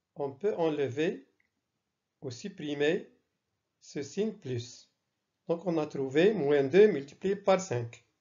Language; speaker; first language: French; non-native, local second language; Arabic